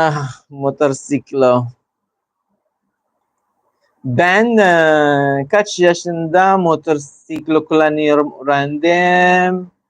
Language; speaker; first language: Turkish; non-native, learner; Filipino